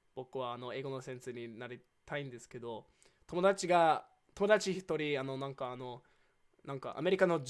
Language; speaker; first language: Japanese; non-native, learner; English